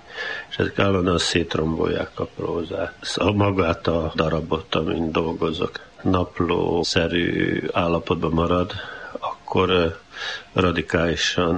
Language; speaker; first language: Hungarian; native; Hungarian